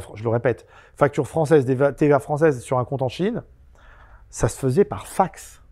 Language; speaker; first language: French; native; French